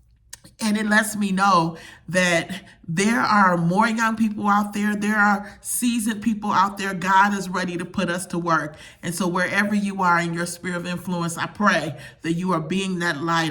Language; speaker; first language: English; native; English